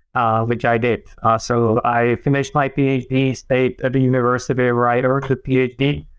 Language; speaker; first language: English; non-native, fluent; Czech